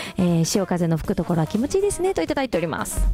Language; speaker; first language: Japanese; native; Japanese